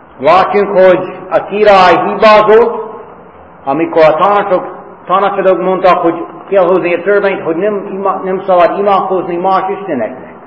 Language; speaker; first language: Hungarian; non-native, fluent; English